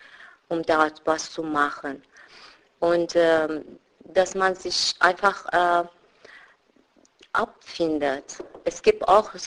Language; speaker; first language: German; non-native, fluent; Persian